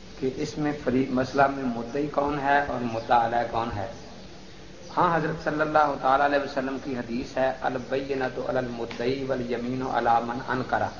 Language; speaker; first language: Urdu; non-native, local second language; Punjabi